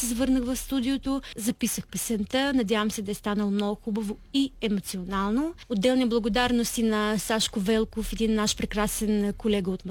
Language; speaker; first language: Bulgarian; non-native, fluent; Ukrainian